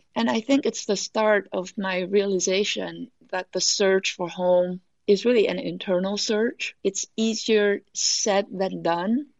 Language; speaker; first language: English; non-native, fluent; Vietnamese